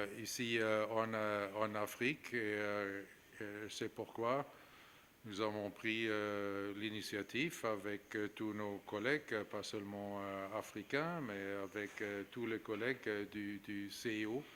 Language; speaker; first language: French; non-native, fluent; German